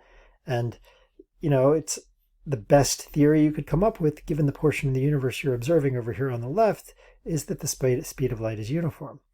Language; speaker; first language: English; native; English